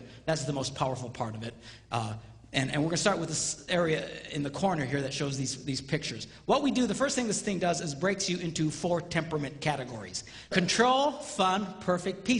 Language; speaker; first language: English; native; English